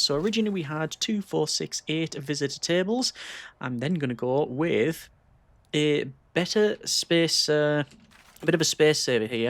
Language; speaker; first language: English; native; English